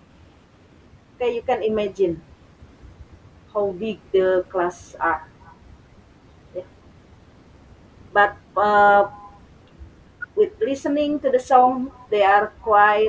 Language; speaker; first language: English; non-native, learner; Indonesian